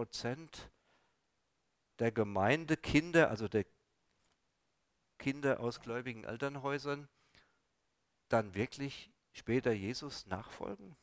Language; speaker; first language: German; native; German